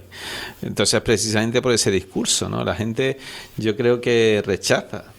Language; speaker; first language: Spanish; native; Spanish